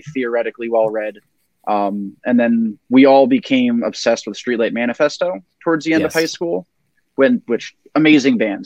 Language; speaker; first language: English; native; English